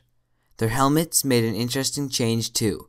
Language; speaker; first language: English; native; English